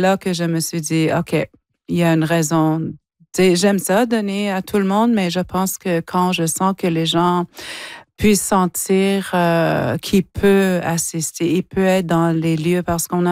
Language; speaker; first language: French; non-native, local second language; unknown